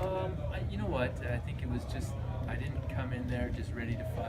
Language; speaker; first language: English; native; English